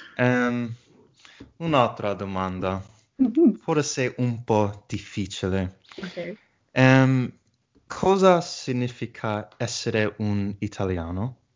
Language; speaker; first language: Italian; non-native, learner; English